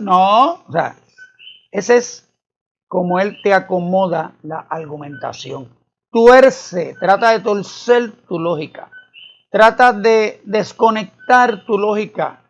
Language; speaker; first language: Spanish; native; Spanish